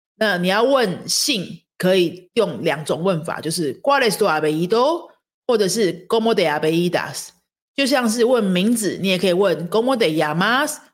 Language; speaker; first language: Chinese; native; Chinese